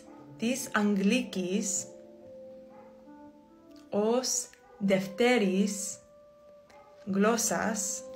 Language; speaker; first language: Greek; non-native, learner; English